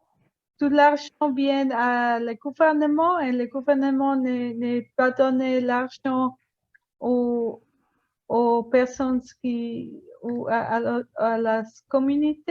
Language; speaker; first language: French; non-native, learner; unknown